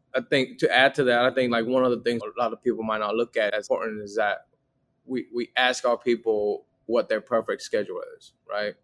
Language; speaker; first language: English; early bilingual, other home language; Vietnamese